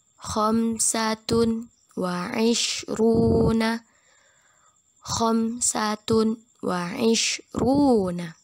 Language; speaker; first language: Arabic; non-native, fluent; Indonesian